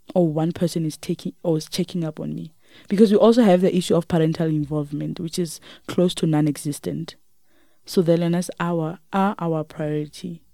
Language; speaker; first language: English; non-native, local second language; Northern Sotho